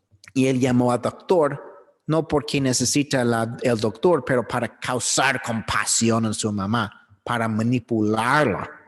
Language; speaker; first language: Spanish; non-native, learner; English